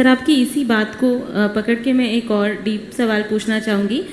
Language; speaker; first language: Hindi; non-native, local second language; Marathi